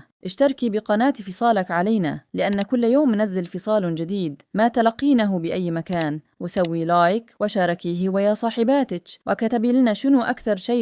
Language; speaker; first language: Arabic; native; Arabic